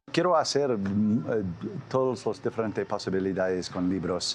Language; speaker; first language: Spanish; non-native, fluent; English